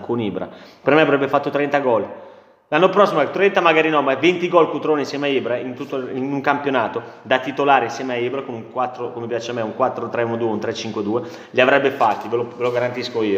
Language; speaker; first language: Italian; native; Italian